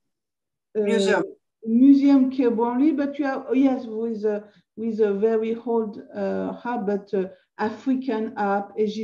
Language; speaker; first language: English; non-native, learner; French